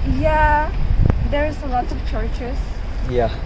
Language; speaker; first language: English; non-native, fluent; Ukrainian